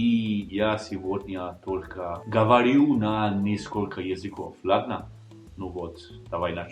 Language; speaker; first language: Russian; non-native, learner; Italian